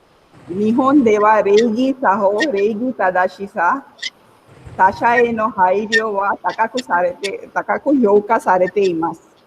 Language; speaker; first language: Japanese; non-native, fluent; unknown